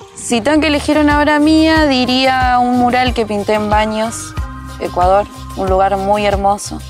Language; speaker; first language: Spanish; native; Spanish